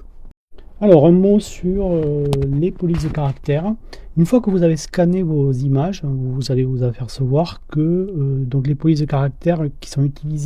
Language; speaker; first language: French; native; French